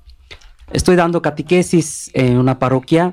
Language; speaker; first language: Spanish; non-native, learner; Bangla